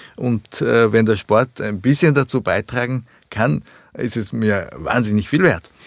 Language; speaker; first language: German; early bilingual, other home language; Japanese